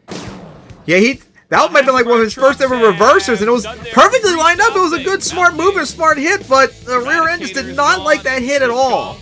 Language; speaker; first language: English; native; English